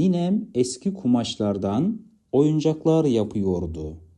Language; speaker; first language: Turkish; non-native, fluent; Kazakh